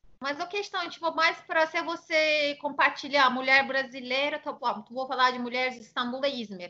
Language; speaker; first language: Portuguese; non-native, fluent; Turkish